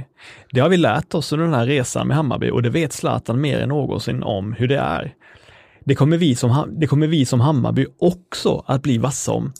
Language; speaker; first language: Swedish; native; Swedish